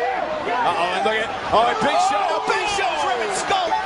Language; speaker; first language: English; native; English